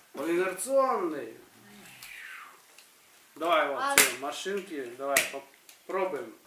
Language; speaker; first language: Russian; native; Russian